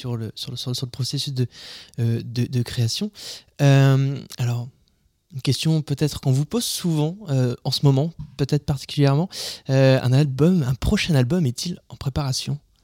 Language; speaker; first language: French; native; French